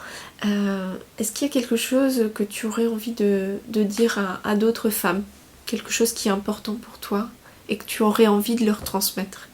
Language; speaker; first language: French; native; French